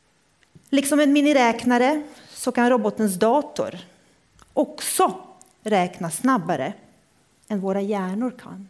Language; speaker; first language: Swedish; non-native, fluent; Croatian